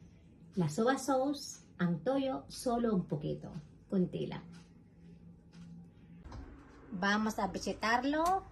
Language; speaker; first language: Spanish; non-native, fluent; Filipino